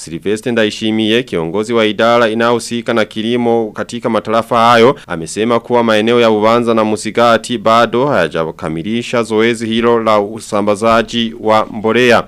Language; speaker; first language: Swahili; non-native, local second language; Rundi